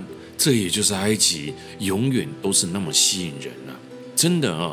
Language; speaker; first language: Chinese; native; Chinese